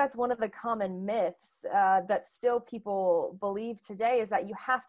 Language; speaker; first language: English; native; English